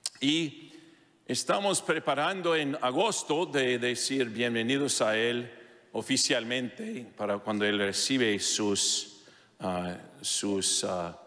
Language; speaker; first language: Spanish; non-native, fluent; English